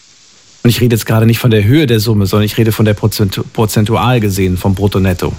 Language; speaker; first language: German; native; German